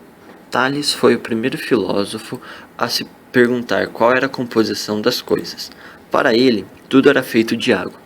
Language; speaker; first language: Portuguese; native; Portuguese